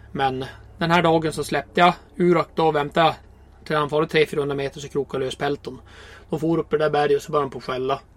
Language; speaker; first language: Swedish; native; Swedish